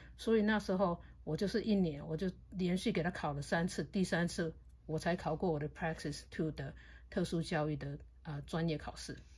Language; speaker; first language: Chinese; native; Chinese